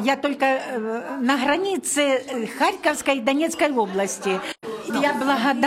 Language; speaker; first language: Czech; non-native, learner; Russian